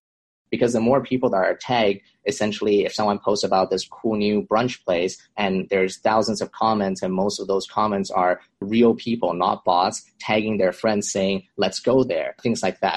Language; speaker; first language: English; native; English